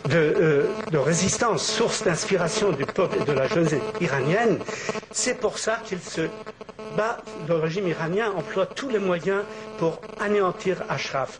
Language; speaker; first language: French; native; French